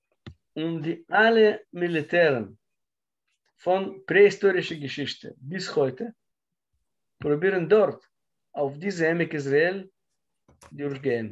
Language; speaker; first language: German; non-native, learner; Russian